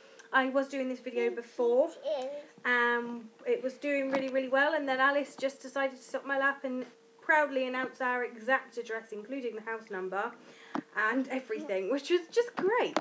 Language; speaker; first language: English; native; English